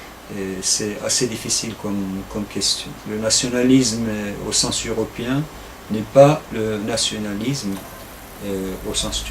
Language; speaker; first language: French; non-native, fluent; Turkish